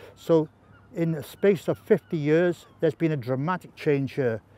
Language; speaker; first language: English; native; English